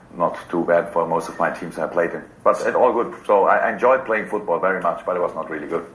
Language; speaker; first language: English; non-native, fluent; German